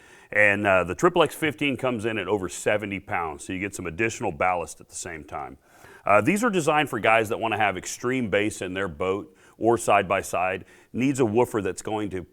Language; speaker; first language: English; native; English